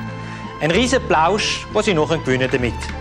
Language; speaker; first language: German; native; German